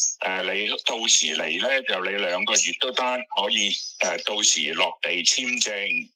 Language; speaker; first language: Cantonese; native; Cantonese